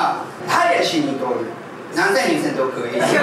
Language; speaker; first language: Chinese; non-native, fluent; Japanese